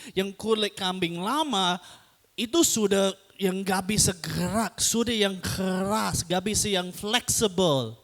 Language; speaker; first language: Indonesian; non-native, fluent; English